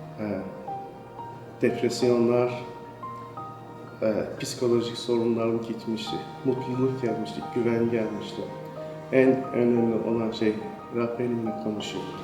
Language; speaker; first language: Turkish; non-native, fluent; Persian